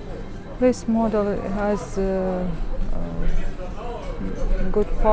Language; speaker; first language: English; non-native, learner; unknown